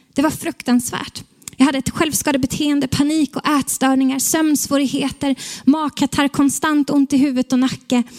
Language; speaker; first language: Swedish; native; Swedish